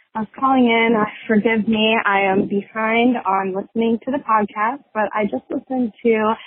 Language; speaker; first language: English; native; English